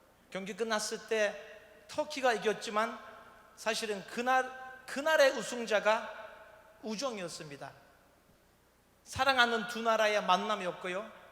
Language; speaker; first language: Korean; non-native, fluent; Turkish